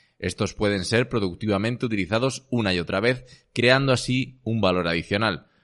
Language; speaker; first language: Spanish; native; Spanish